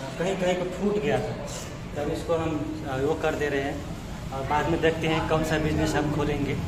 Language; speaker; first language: Hindi; native; Hindi